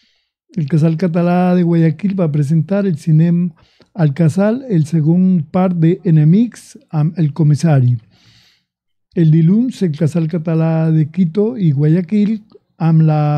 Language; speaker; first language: Catalan; non-native, learner; Spanish